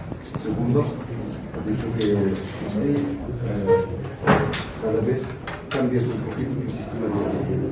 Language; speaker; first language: Spanish; non-native, learner; Arabic